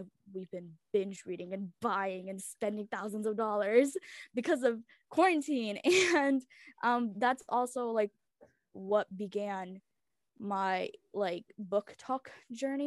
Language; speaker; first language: English; early bilingual, other home language; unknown